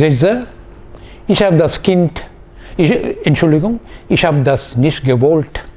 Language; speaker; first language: German; non-native, fluent; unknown